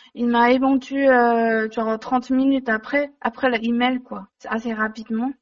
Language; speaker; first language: French; non-native, fluent; Chinese